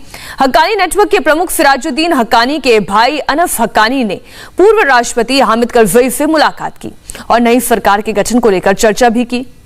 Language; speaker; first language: Hindi; native; Hindi